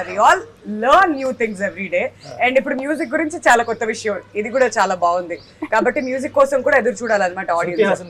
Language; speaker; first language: Telugu; native; Telugu